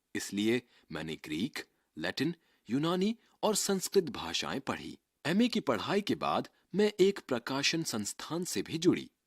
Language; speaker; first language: Hindi; native; Hindi